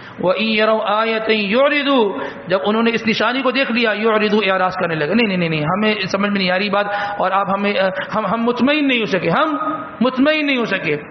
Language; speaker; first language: Urdu; native; Urdu